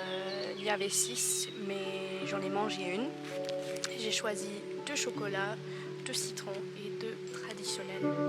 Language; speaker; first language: French; non-native, fluent; English